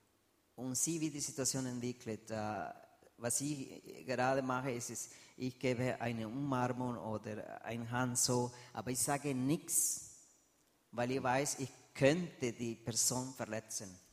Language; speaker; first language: German; non-native, fluent; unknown